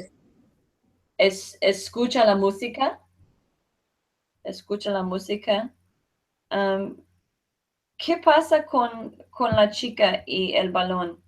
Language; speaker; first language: Spanish; non-native, fluent; English